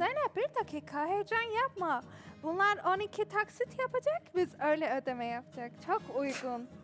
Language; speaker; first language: Turkish; non-native, learner; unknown